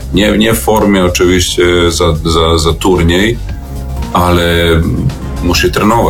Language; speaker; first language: Polish; non-native, learner; Serbian